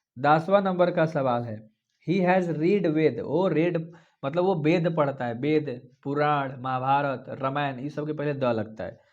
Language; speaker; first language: Hindi; native; Hindi